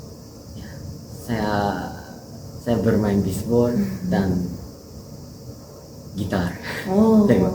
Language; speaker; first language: Indonesian; non-native, learner; Japanese